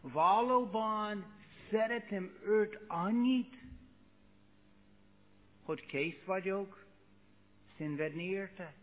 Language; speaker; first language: Hungarian; non-native, fluent; English